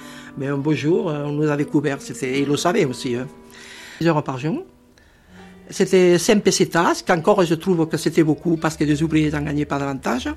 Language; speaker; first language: French; non-native, fluent; Spanish